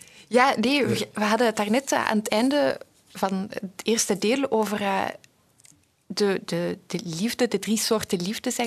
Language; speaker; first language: Dutch; native; Dutch